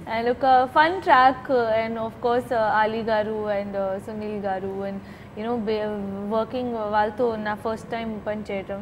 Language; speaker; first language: Telugu; non-native, local second language; Punjabi